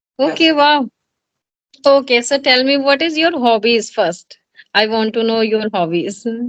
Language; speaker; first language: English; non-native, learner; Hindi